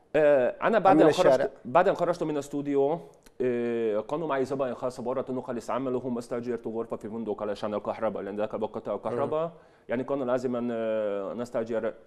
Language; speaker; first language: Arabic; non-native, fluent; Hungarian